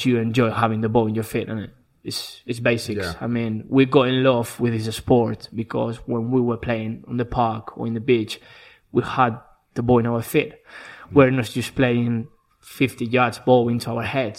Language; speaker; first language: English; non-native, fluent; Spanish